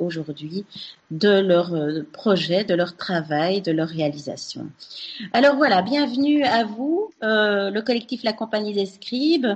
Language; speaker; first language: French; native; French